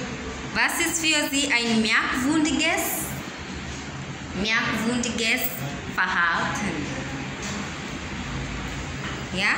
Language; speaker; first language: German; non-native, learner; English